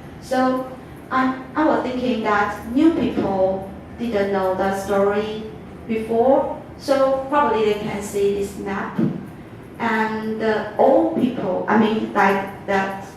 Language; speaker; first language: English; non-native, fluent; Chinese